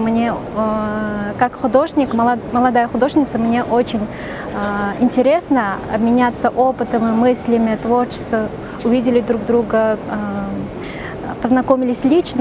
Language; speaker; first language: Russian; non-native, fluent; Uzbek